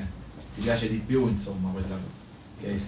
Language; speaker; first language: Italian; native; Italian